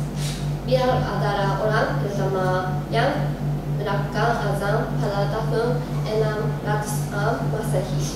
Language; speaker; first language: Indonesian; non-native, learner; Japanese